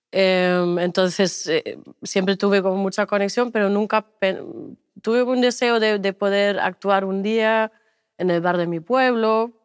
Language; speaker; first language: Spanish; non-native, fluent; German